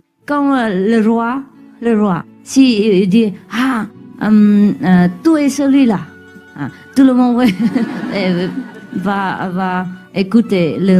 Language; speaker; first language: French; non-native, learner; Vietnamese